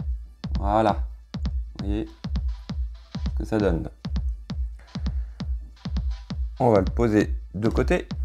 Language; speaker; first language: French; native; French